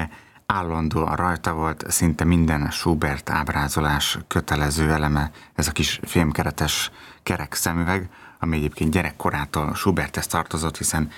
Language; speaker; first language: Hungarian; native; Hungarian